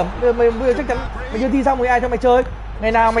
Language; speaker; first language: Vietnamese; native; Vietnamese